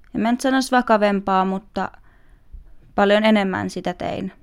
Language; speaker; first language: Finnish; native; Finnish